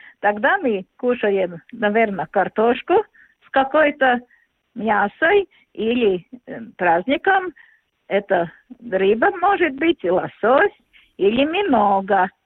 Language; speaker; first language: Russian; non-native, local second language; Latvian